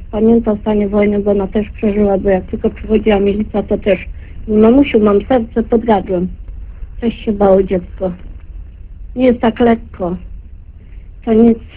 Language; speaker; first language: Polish; native; Polish